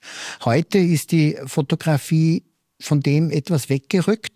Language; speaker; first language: German; native; German